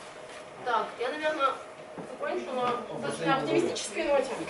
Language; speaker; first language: Russian; native; Russian